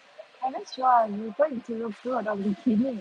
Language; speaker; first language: English; non-native, learner; Thai